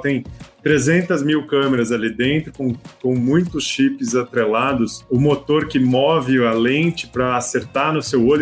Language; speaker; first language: Portuguese; native; Portuguese